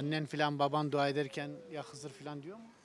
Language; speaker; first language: Turkish; native; Turkish